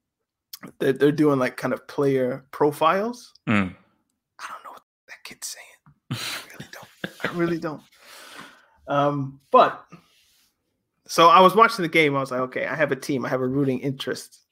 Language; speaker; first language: English; native; English